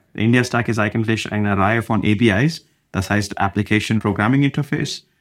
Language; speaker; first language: German; non-native, fluent; Telugu